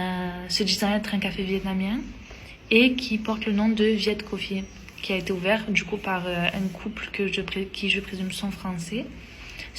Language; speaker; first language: French; early bilingual, other home language; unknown